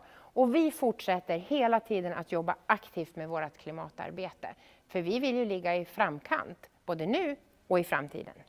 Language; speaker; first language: Swedish; native; Swedish